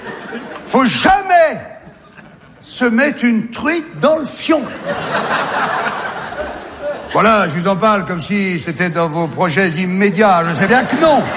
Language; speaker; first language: French; native; French